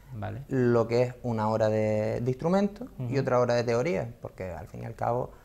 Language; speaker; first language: Spanish; native; Spanish